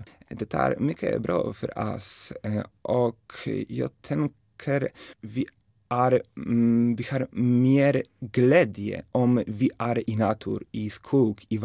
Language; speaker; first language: Swedish; non-native, learner; Polish